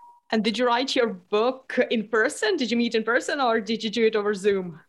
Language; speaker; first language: English; non-native, fluent; Lithuanian